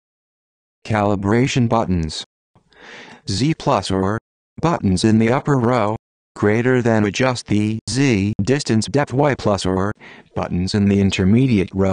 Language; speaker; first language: English; non-native, fluent; Greek